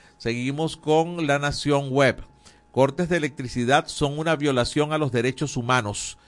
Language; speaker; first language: Spanish; native; Spanish